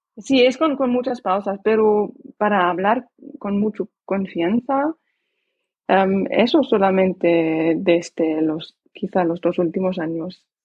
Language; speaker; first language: Spanish; non-native, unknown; Dutch